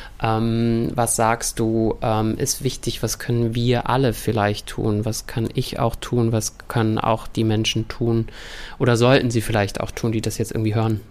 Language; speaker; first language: German; native; German